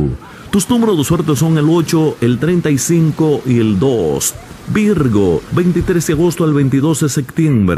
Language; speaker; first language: Spanish; native; Spanish